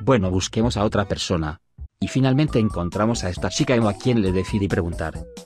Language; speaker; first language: Spanish; native; Spanish